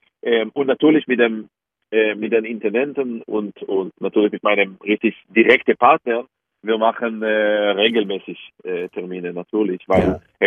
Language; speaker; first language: German; non-native, fluent; Hebrew